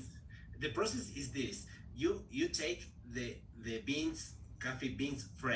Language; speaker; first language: English; non-native, learner; Spanish